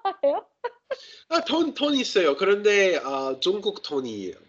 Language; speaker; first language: Korean; non-native, learner; English